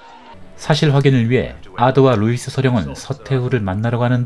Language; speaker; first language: Korean; native; Korean